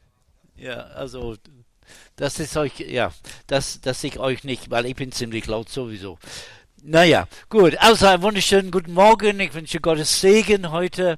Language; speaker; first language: German; non-native, fluent; English